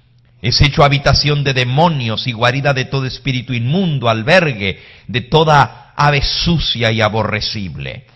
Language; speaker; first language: Spanish; native; Spanish